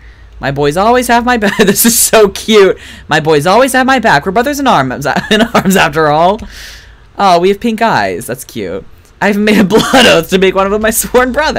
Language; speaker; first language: English; native; English